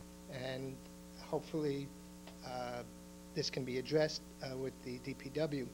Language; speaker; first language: English; native; English